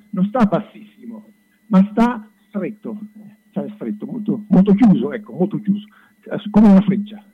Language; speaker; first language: Italian; native; Italian